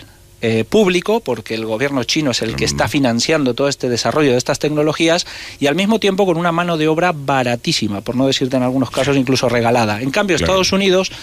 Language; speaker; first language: Spanish; native; Spanish